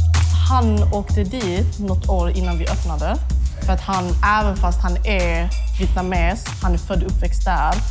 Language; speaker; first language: Swedish; early bilingual, other home language; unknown